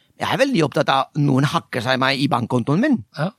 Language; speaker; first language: Norwegian; non-native, fluent; Spanish